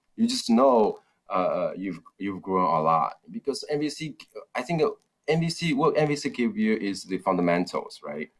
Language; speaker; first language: English; non-native, fluent; Chinese